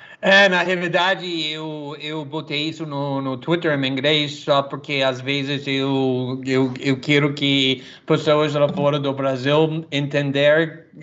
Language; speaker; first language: Portuguese; non-native, fluent; English